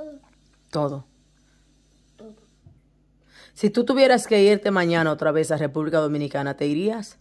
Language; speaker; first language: Spanish; native; Spanish